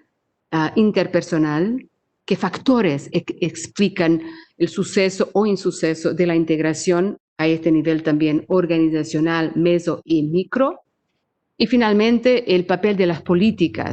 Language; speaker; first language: Spanish; non-native, fluent; Portuguese